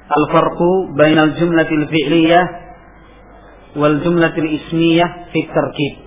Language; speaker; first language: Arabic; non-native, fluent; Indonesian